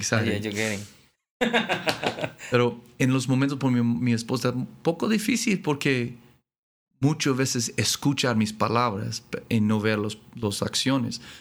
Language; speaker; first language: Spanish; non-native, learner; English